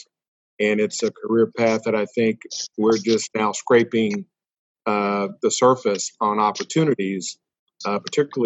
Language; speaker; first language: English; native; English